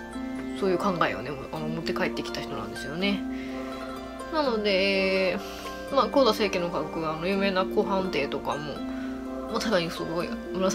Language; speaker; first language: Japanese; native; Japanese